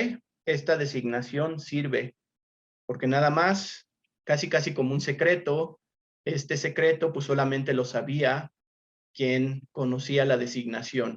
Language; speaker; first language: Spanish; native; Spanish